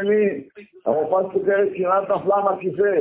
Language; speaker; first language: Hebrew; native; Hebrew